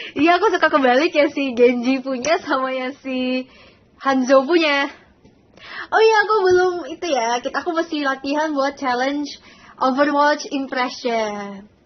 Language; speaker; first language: Indonesian; native; Indonesian